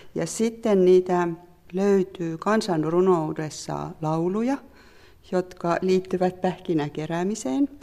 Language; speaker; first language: Finnish; non-native, fluent; Estonian